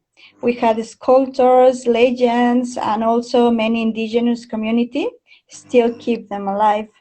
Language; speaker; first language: English; non-native, fluent; Spanish